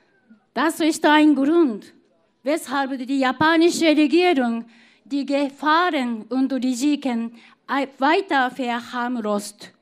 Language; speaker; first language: German; non-native, fluent; Japanese